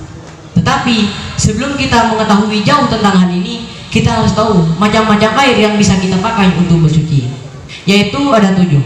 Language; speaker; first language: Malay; non-native, local second language; Madurese